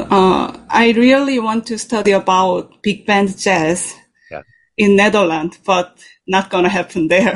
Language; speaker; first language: English; non-native, learner; Korean